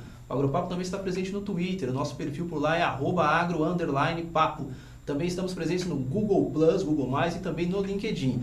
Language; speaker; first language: Portuguese; native; Portuguese